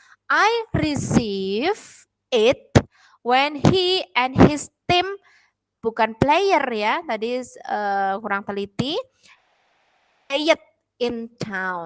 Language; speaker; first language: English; non-native, fluent; Indonesian